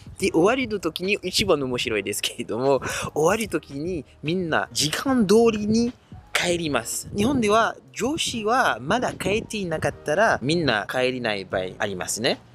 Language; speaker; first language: Japanese; non-native, fluent; French